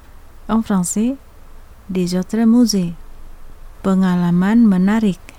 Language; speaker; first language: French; non-native, fluent; Indonesian